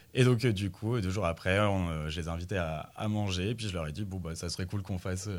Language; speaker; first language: French; native; French